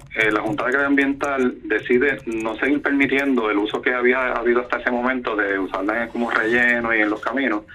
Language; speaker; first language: Spanish; native; Spanish